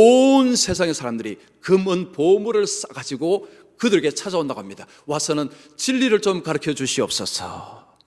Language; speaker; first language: Korean; native; Korean